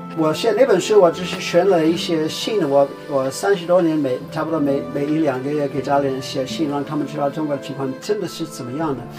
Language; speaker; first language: Chinese; non-native, fluent; English